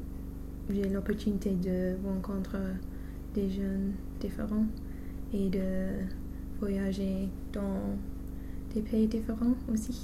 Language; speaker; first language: French; non-native, learner; English